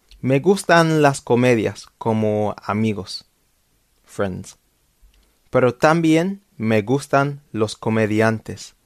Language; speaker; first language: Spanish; non-native, fluent; English